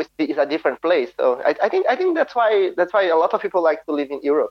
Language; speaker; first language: English; non-native, fluent; Portuguese